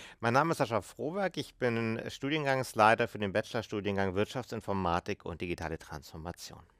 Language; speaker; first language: German; native; German